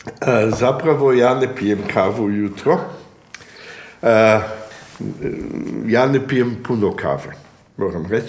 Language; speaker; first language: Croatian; early bilingual, heritage; Croatian